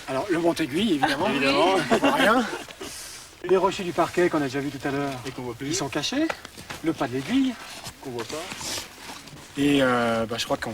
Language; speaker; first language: French; native; French